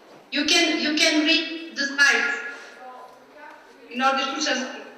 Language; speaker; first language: English; non-native, learner; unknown